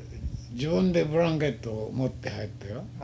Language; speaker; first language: Japanese; native; Japanese